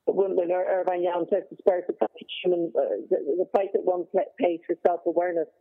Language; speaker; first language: English; native; English